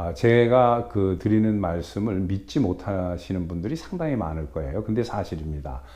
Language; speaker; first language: Korean; native; Korean